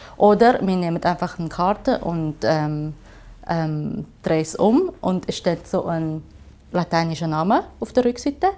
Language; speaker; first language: German; non-native, fluent; Chinese